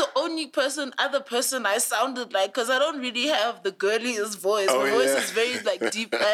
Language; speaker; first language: English; non-native, local second language; Zulu